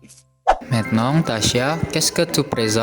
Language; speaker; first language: French; non-native, learner; Indonesian